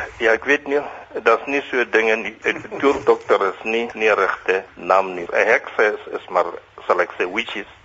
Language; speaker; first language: Afrikaans; non-native, local second language; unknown